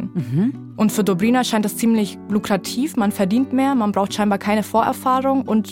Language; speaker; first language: German; native; German